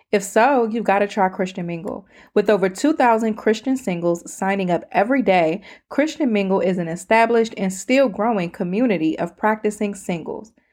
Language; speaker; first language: English; native; English